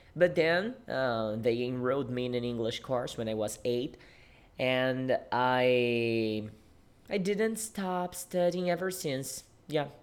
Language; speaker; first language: English; non-native, fluent; Portuguese